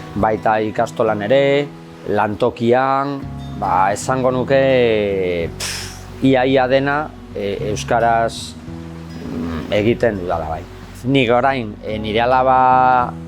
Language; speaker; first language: Basque; non-native, local second language; Galician